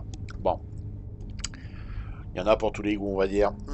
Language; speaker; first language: French; native; French